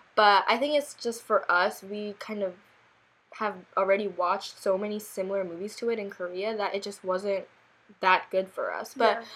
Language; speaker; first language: English; early bilingual, other home language; Korean